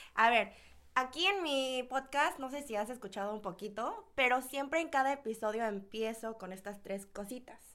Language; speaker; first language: Spanish; early bilingual, other home language; Korean